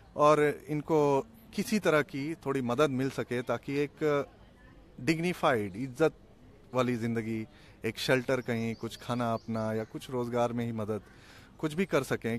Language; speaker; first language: Hindi; native; Hindi